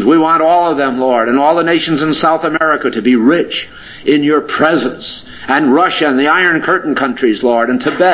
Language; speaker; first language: English; native; English